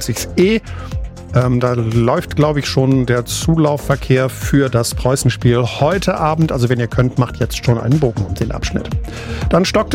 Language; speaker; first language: German; native; German